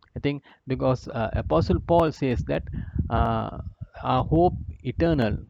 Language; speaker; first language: English; non-native, local second language; Sinhala